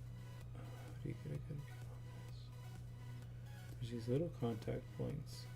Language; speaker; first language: English; native; English